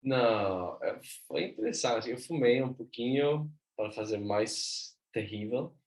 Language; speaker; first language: Portuguese; non-native, learner; Swedish